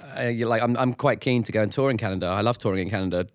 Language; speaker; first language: English; native; English